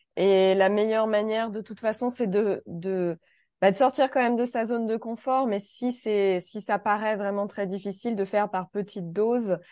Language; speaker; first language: French; native; French